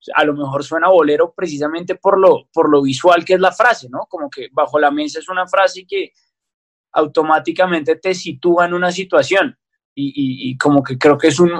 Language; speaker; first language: Spanish; native; Spanish